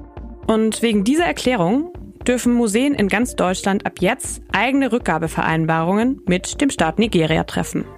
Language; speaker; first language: German; native; German